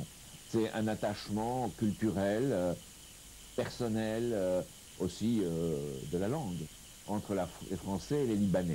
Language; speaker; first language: French; native; French